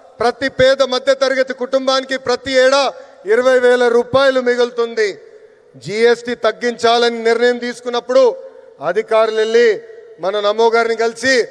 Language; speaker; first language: Telugu; native; Telugu